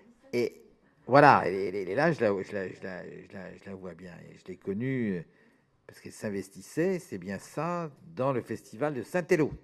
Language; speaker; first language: French; native; French